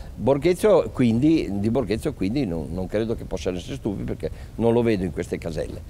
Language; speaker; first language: Italian; native; Italian